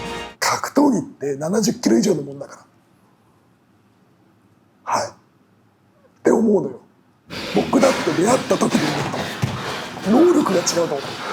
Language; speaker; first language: Japanese; native; Japanese